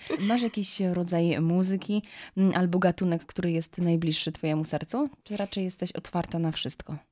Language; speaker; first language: Polish; native; Polish